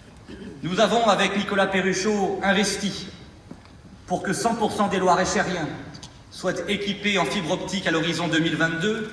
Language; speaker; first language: French; native; French